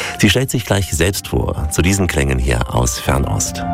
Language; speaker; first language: German; native; German